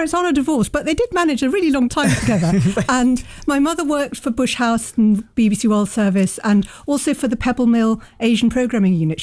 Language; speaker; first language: English; native; English